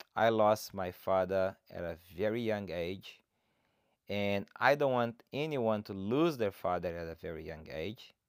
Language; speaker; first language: English; non-native, fluent; Portuguese